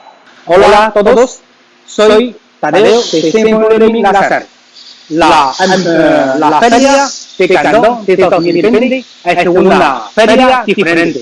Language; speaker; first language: Spanish; non-native, learner; Chinese